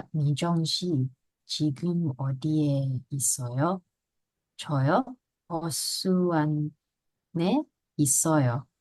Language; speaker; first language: Korean; non-native, learner; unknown